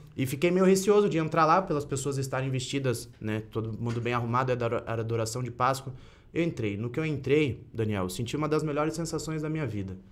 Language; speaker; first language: Portuguese; native; Portuguese